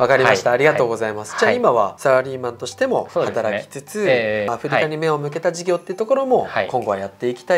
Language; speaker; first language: Japanese; native; Japanese